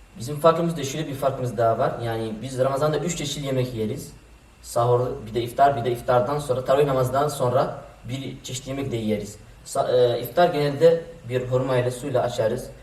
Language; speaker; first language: Turkish; non-native, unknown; Arabic